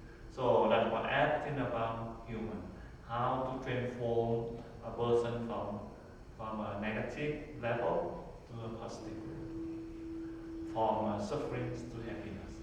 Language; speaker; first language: English; non-native, learner; Vietnamese